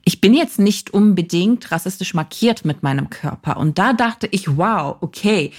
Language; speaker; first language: German; non-native, fluent; Kurdish